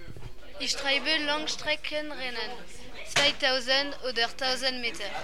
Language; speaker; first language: German; non-native, learner; French